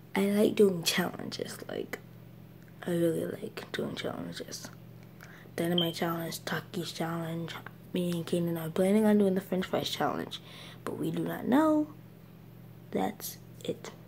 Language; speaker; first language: English; native; English